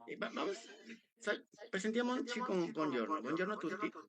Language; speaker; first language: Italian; non-native, fluent; Spanish